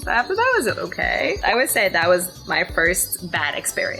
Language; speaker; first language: English; non-native, fluent; Persian